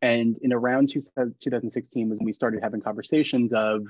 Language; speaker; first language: English; native; English